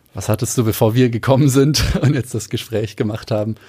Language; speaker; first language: German; native; German